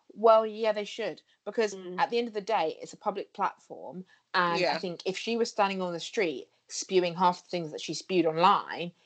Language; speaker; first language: English; native; English